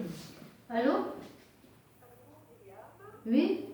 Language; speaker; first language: French; native; French